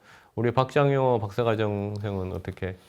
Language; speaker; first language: Korean; native; Korean